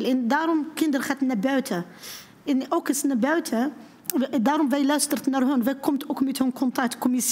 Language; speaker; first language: Dutch; non-native, learner; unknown